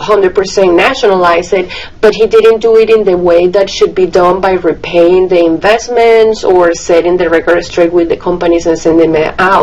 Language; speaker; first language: English; non-native, fluent; Spanish